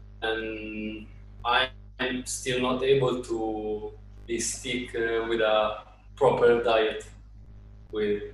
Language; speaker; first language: English; non-native, learner; Italian